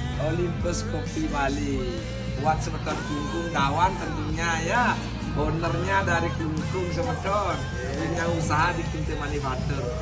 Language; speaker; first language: Indonesian; non-native, local second language; Balinese